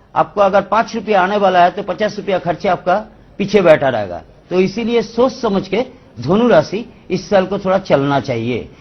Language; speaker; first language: Hindi; non-native, local second language; Bangla